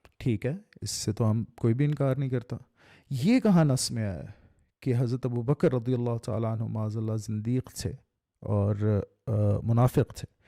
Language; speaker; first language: Urdu; native; Urdu